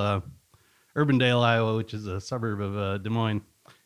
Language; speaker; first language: English; native; English